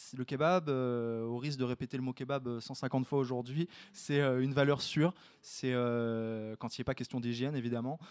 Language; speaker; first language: French; native; French